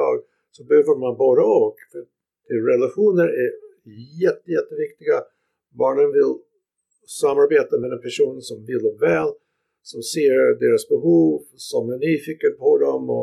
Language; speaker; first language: Swedish; non-native, fluent; English